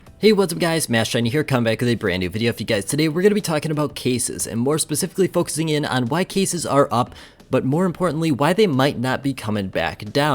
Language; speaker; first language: English; native; English